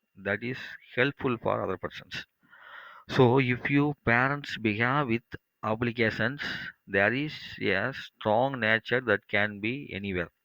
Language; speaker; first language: English; non-native, local second language; Tamil